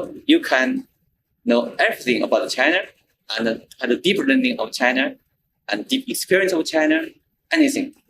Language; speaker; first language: English; non-native, learner; Chinese